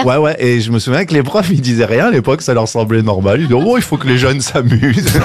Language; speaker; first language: French; native; French